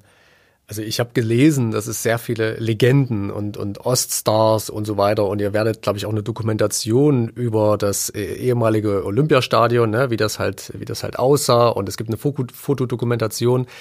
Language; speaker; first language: German; native; German